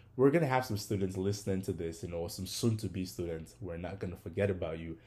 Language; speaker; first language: English; non-native, local second language; Yoruba